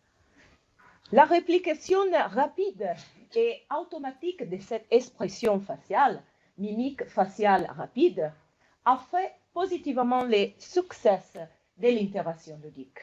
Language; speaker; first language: French; non-native, fluent; Italian